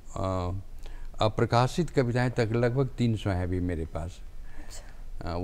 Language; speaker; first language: Hindi; native; Hindi